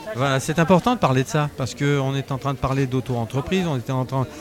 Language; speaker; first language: French; non-native, fluent; Spanish